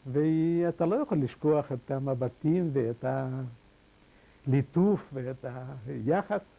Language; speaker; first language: Hebrew; non-native, fluent; Yiddish